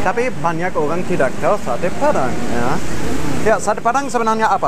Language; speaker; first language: Indonesian; non-native, fluent; German